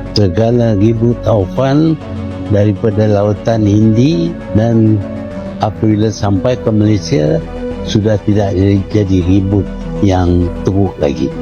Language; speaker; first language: Malay; native; Malay